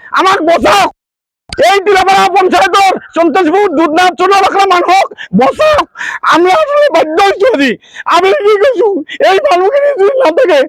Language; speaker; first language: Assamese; non-native, local second language; Bangla